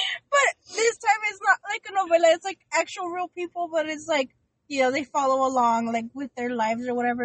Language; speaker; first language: English; early bilingual, other home language; Spanish